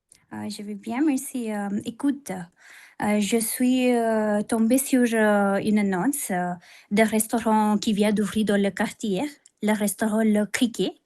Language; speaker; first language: French; non-native, fluent; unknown